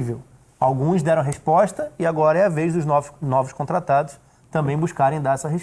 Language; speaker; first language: Portuguese; native; Portuguese